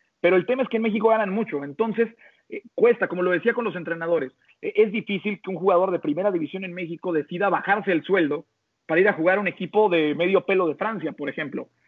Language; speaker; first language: Spanish; native; Spanish